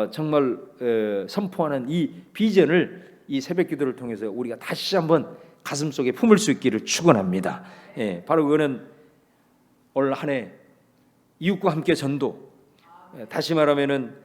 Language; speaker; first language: Korean; native; Korean